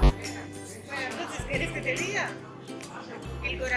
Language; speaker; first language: Spanish; non-native, fluent; Greek